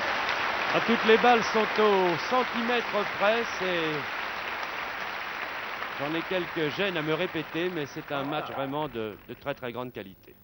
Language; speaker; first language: French; native; French